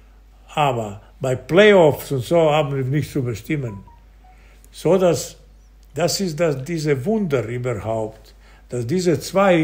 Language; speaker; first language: German; non-native, fluent; Serbian